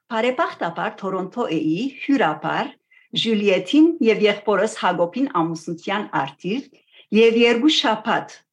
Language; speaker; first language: Armenian; native; Armenian